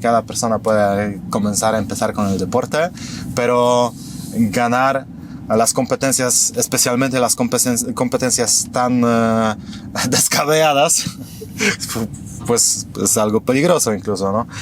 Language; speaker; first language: Spanish; non-native, fluent; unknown